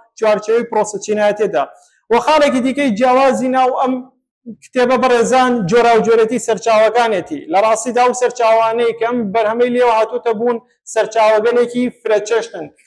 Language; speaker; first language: Central Kurdish; native; Central Kurdish